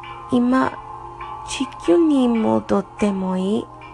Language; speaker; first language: Japanese; non-native, learner; English